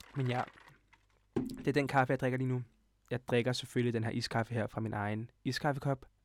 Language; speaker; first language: Danish; early bilingual, other home language; Serbian